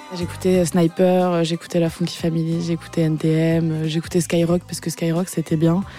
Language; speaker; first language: French; early bilingual, other home language; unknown